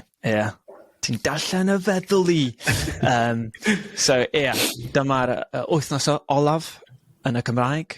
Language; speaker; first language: Welsh; non-native, learner; English